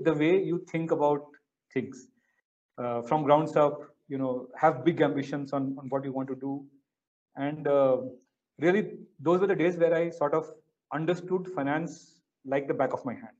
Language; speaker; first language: English; non-native, local second language; Hindi